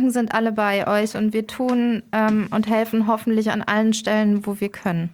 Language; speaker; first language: German; native; German